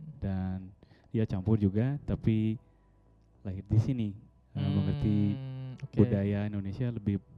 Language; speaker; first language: Indonesian; non-native, fluent; Dutch